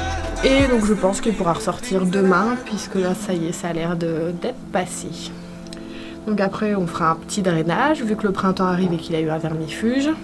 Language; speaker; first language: French; native; French